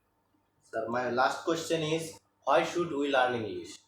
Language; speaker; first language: English; non-native, learner; Bangla